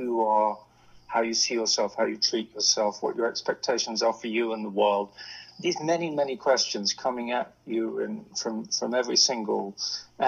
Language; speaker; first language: English; native; English